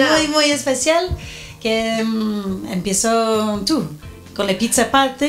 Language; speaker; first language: Spanish; non-native, fluent; Portuguese